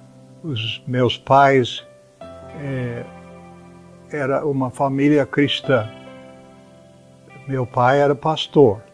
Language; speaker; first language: Portuguese; non-native, fluent; English